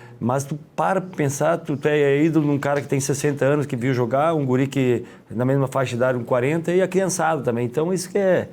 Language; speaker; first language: Portuguese; native; Portuguese